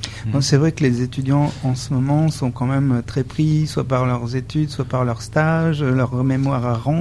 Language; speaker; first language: French; native; French